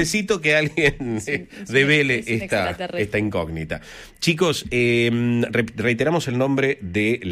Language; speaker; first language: Spanish; native; Spanish